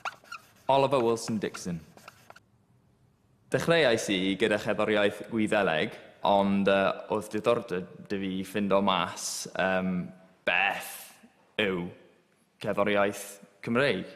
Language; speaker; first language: Welsh; non-native, local second language; English